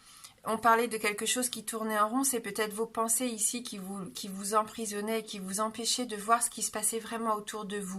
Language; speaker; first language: French; native; French